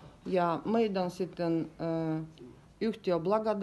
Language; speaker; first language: Finnish; non-native, learner; Russian